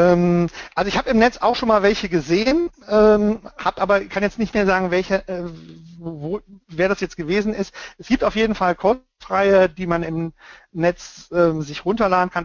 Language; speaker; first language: German; native; German